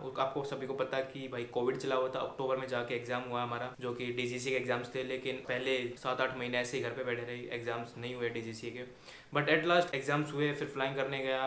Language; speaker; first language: Hindi; native; Hindi